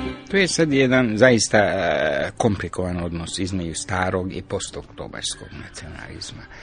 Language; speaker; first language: Croatian; non-native, local second language; Hungarian